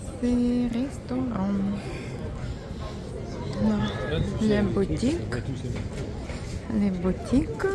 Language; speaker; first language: French; non-native, fluent; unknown